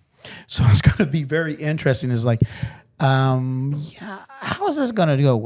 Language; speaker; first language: English; native; English